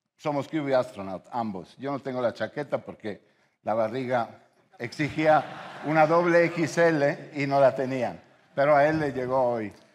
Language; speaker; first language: Spanish; non-native, fluent; Italian